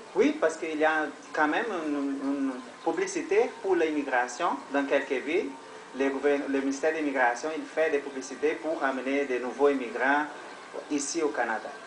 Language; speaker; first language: French; non-native, learner; Portuguese